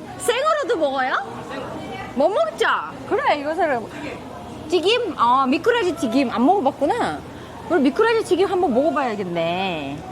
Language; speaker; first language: Korean; non-native, fluent; Uzbek